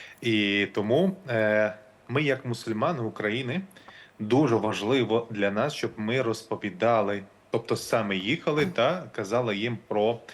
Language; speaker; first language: Ukrainian; non-native, local second language; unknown